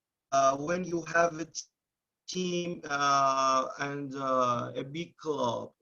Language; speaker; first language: English; non-native, learner; Persian